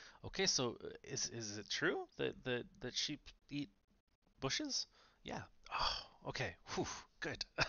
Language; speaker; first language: English; native; English